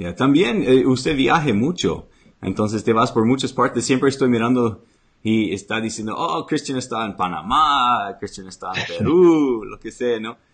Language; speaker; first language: Spanish; non-native, learner; English